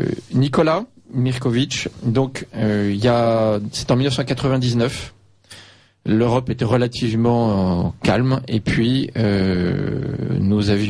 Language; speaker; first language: French; native; French